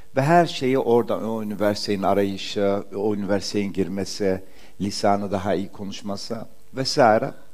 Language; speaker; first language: Turkish; early bilingual, heritage; Turkish